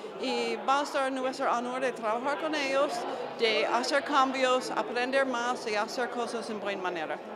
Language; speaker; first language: Spanish; non-native, fluent; English